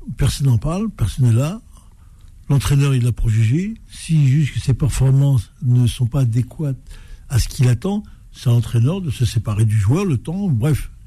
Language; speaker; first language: French; native; French